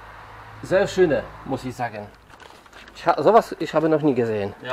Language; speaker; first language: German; non-native, learner; Polish